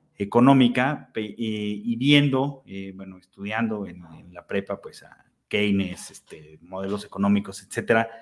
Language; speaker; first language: Spanish; native; Spanish